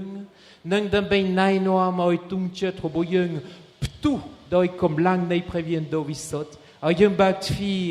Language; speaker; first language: Khmer; non-native, fluent; French